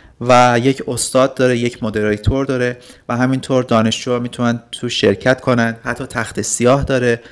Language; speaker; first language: Persian; native; Persian